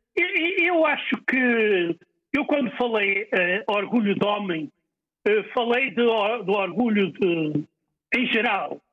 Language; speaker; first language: Portuguese; native; Portuguese